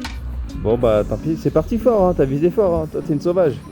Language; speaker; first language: French; native; French